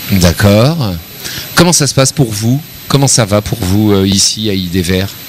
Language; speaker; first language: French; native; French